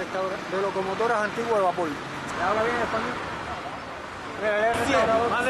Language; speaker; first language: Spanish; non-native, learner; Korean